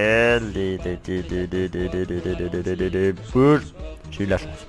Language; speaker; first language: French; native; French